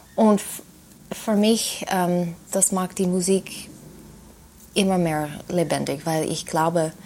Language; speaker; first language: German; non-native, fluent; English